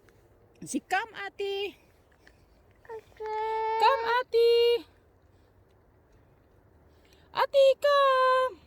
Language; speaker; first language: Dutch; non-native, learner; Filipino